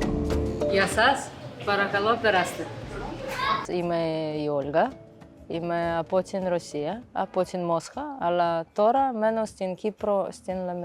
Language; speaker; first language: Greek; non-native, learner; Russian